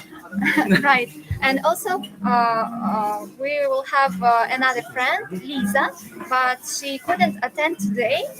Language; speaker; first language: English; non-native, fluent; Russian